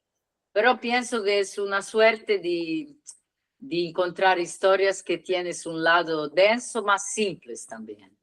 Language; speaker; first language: Spanish; non-native, learner; Italian